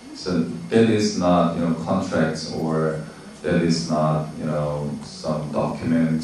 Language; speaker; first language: English; non-native, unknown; Korean